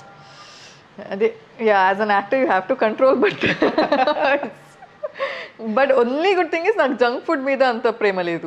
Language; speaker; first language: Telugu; non-native, fluent; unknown